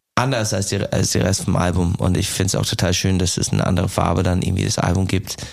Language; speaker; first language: German; non-native, fluent; English